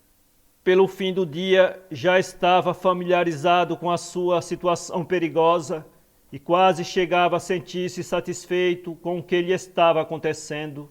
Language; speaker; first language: Portuguese; native; Portuguese